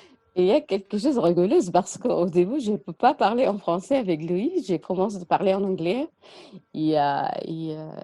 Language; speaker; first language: French; non-native, learner; Arabic